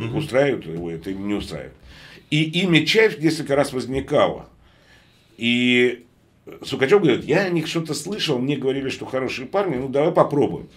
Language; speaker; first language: Russian; native; Russian